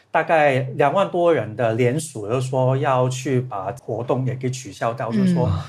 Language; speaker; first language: Chinese; non-native, local second language; Cantonese